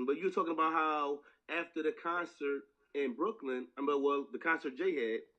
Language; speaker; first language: English; native; English